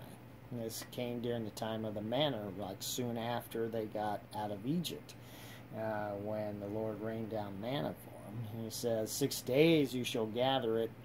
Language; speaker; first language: English; native; English